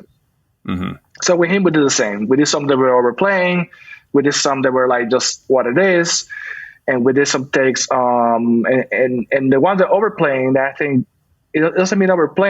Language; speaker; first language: English; non-native, fluent; Spanish